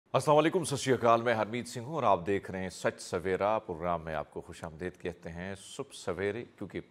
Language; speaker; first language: Urdu; non-native, local second language; Punjabi